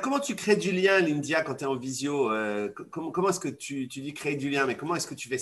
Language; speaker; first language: French; native; French